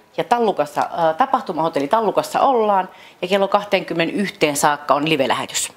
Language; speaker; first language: Finnish; native; Finnish